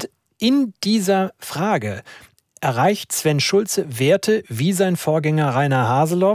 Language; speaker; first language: German; native; German